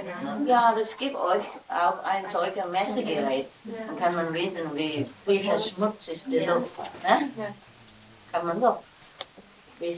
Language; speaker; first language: German; non-native, learner; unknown